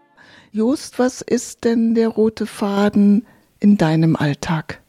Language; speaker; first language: German; native; German